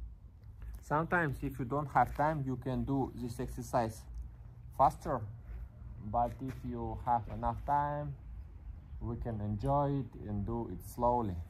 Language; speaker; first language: English; non-native, learner; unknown